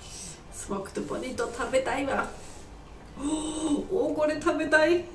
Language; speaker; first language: Japanese; non-native, learner; Georgian